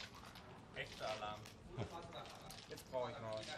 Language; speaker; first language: German; native; German